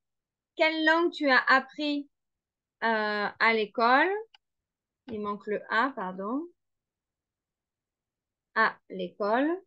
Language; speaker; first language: French; non-native, fluent; Spanish